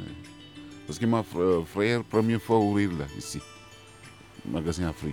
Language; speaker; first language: French; non-native, learner; Tamil